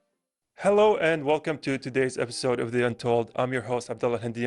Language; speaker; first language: English; non-native, fluent; Arabic